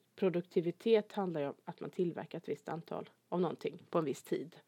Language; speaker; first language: Swedish; native; Swedish